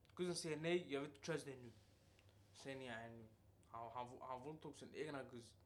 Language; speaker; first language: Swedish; early bilingual, other home language; Arabic